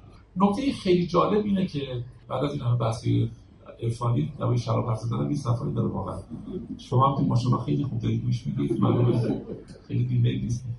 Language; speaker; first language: Persian; native; Persian